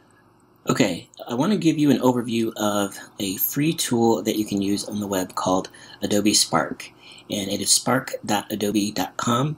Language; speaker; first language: English; native; English